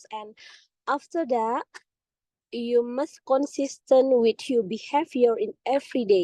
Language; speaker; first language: English; non-native, learner; Indonesian